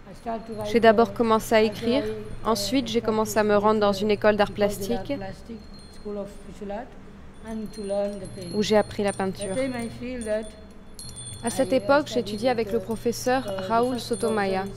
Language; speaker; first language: French; non-native, fluent; Malayalam